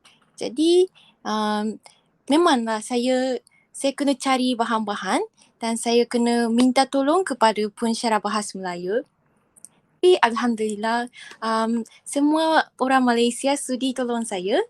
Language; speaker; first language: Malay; non-native, fluent; Japanese